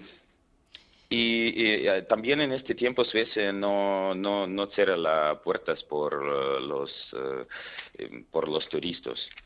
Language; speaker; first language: Spanish; non-native, learner; Belarusian